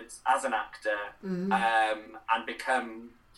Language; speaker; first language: English; non-native, local second language; Welsh